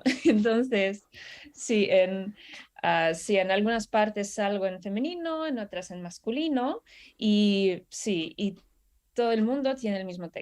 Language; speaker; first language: Spanish; non-native, fluent; Russian